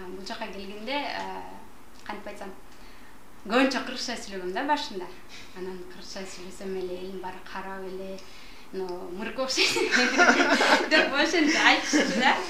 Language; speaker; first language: Kyrgyz; non-native, local second language; Russian